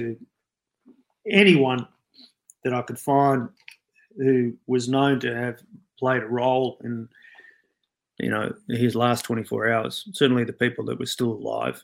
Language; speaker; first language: English; native; English